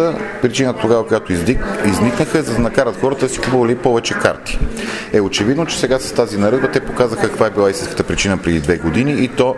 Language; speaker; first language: Bulgarian; native; Bulgarian